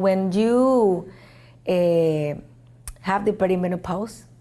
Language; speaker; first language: English; non-native, learner; Spanish